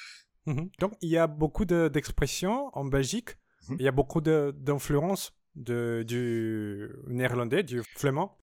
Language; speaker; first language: French; non-native, fluent; Portuguese